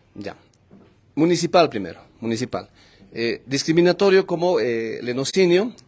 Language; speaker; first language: Spanish; native; Spanish